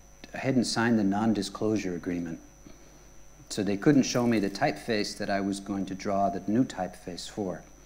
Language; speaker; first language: English; native; English